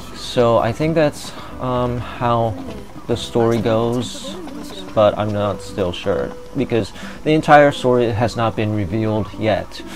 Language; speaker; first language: English; non-native, fluent; Japanese